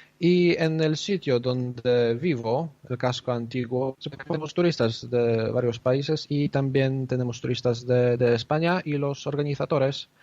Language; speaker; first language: Spanish; non-native, fluent; Polish